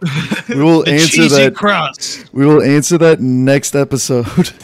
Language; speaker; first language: English; native; English